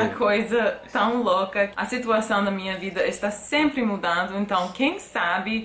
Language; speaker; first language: Portuguese; non-native, fluent; English